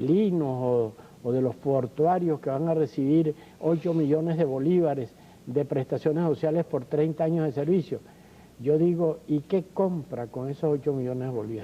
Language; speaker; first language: Spanish; native; Spanish